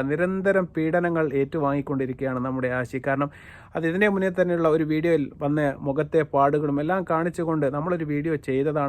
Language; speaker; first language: Malayalam; native; Malayalam